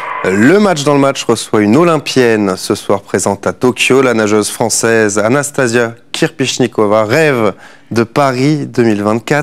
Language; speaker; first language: French; native; French